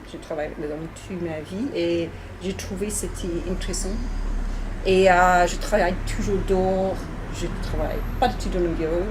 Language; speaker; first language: French; non-native, learner; English